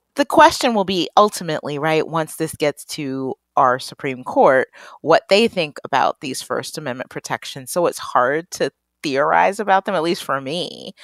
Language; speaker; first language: English; native; English